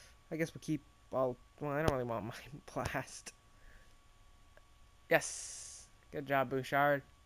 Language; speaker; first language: English; native; English